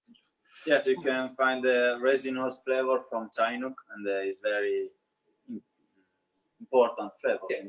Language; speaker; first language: English; non-native, learner; Italian